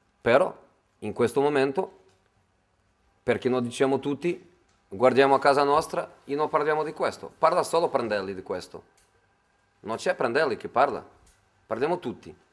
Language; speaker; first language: Italian; non-native, fluent; Portuguese